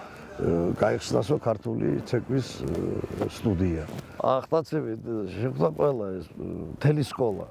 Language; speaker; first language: Georgian; native; Georgian